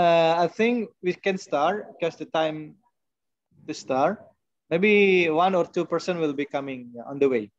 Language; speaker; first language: English; non-native, learner; Indonesian